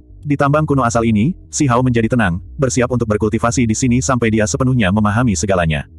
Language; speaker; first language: Indonesian; native; Indonesian